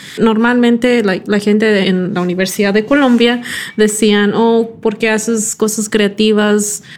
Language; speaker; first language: Spanish; early bilingual, heritage; Spanish